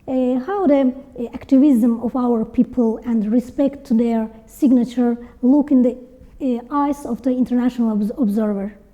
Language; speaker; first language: English; non-native, learner; Azerbaijani